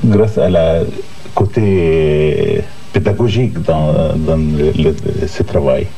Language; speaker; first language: French; non-native, fluent; Arabic